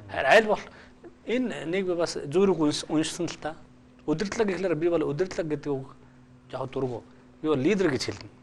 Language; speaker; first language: Mongolian; non-native, fluent; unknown